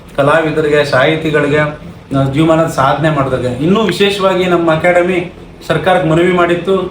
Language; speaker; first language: Kannada; non-native, local second language; Lambadi